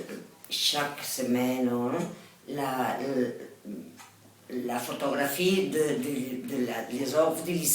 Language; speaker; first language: French; non-native, learner; Catalan